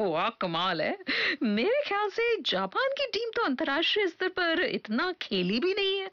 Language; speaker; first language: Hindi; native; Hindi